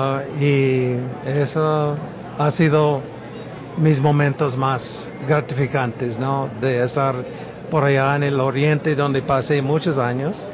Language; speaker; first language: Spanish; non-native, fluent; English